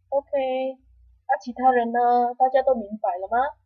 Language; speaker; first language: Chinese; non-native, fluent; Indonesian